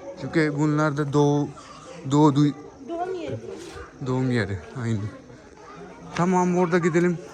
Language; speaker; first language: Turkish; non-native, learner; Punjabi